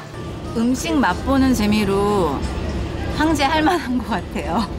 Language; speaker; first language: Korean; native; Korean